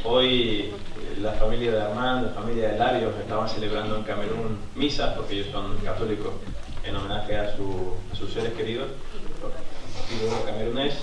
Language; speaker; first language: Spanish; native; Spanish